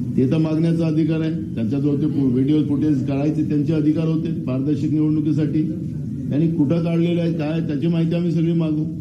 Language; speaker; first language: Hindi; non-native, local second language; Marathi